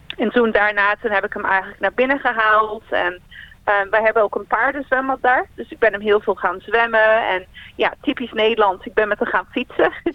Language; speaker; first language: Dutch; native; Dutch